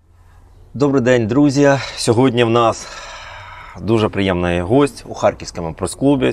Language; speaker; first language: Ukrainian; native; Ukrainian